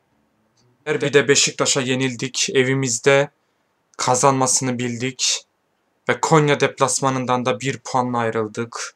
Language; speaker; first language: Turkish; native; Turkish